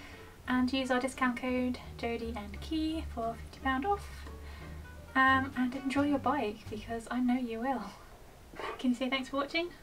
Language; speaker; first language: English; native; English